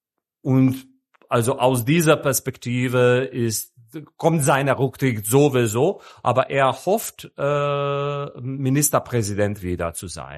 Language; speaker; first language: German; non-native, fluent; Serbian